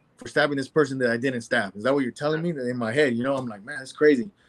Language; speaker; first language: English; native; English